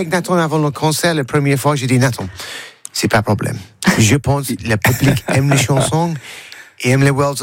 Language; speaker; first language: French; non-native, learner; English